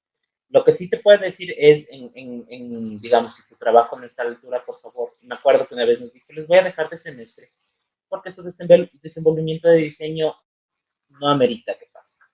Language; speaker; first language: Spanish; native; Spanish